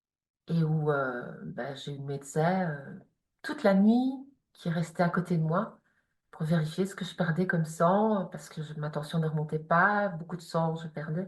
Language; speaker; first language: French; native; French